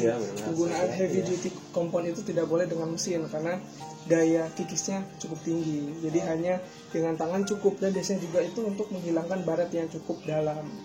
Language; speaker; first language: Indonesian; native; Indonesian